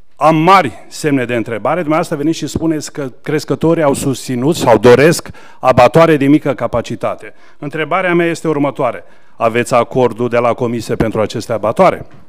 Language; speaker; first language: Romanian; native; Romanian